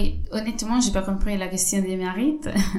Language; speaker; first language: French; non-native, fluent; Spanish